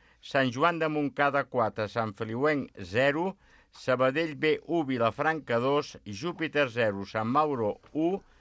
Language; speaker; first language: Catalan; native; Catalan